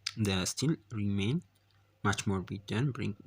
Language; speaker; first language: English; non-native, local second language; Amharic